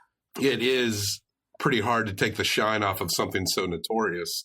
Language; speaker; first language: English; native; English